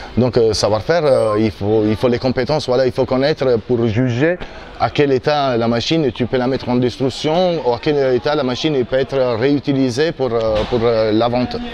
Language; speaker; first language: French; non-native, fluent; Italian